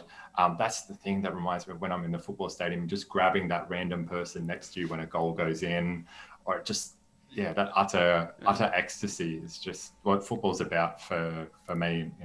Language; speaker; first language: English; native; English